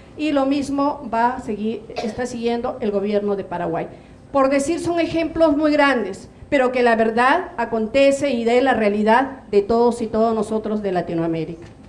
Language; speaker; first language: Spanish; native; Spanish